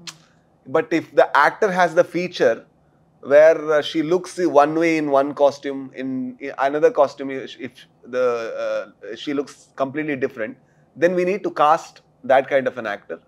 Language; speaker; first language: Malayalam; non-native, learner; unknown